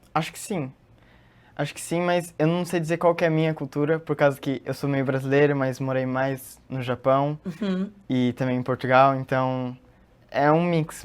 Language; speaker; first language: Portuguese; early bilingual, heritage; Portuguese